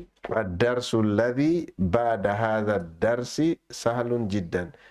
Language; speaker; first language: Arabic; non-native, fluent; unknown